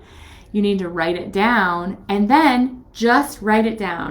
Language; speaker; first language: English; native; English